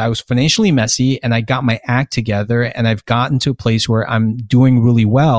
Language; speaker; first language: English; native; English